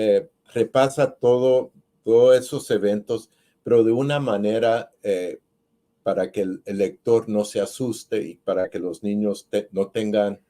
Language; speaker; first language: Spanish; early bilingual, heritage; Spanish